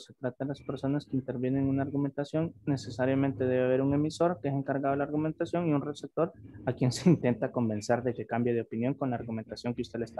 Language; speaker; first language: Spanish; native; Spanish